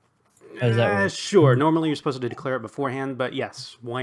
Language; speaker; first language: English; native; English